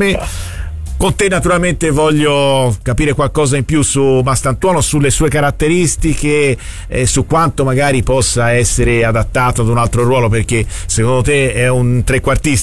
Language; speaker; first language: Italian; native; Italian